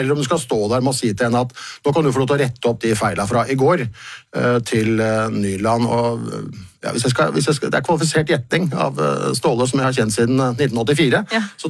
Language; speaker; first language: Norwegian; native; Norwegian